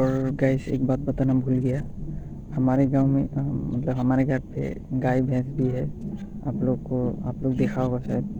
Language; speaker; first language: Hindi; non-native, local second language; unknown